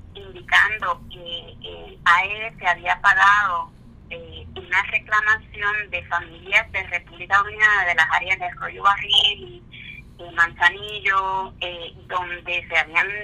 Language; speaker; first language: Spanish; native; Spanish